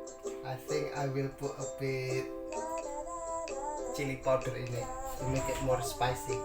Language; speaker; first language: English; non-native, learner; Indonesian